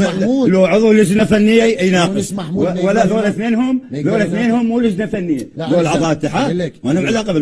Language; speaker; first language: Arabic; native; Arabic